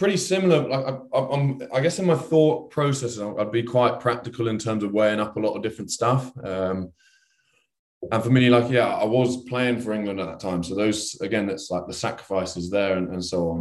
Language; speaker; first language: English; native; English